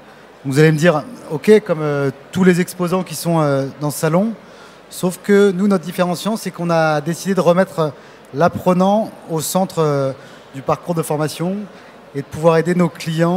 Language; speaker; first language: French; native; French